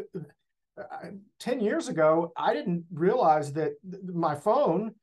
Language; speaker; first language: English; native; English